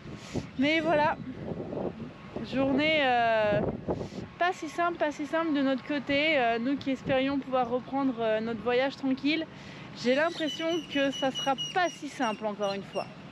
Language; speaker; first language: French; native; French